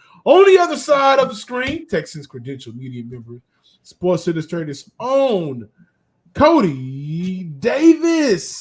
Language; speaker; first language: English; native; English